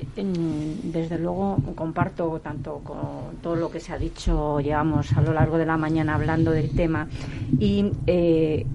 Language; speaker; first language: Spanish; native; Spanish